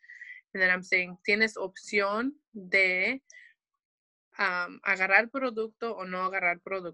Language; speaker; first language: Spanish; early bilingual, heritage; English